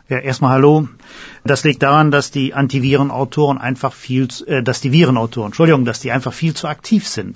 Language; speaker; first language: German; native; German